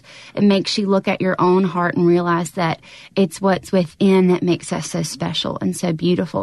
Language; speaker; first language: English; native; English